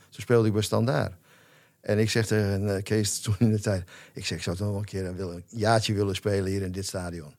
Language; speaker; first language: Dutch; native; Dutch